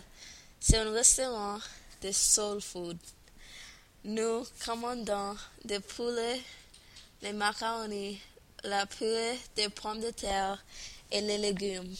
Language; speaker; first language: French; non-native, learner; English